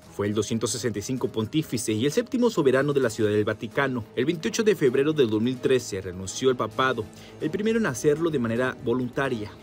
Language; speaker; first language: Spanish; native; Spanish